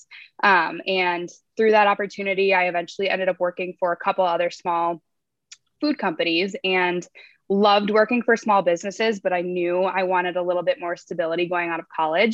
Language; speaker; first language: English; native; English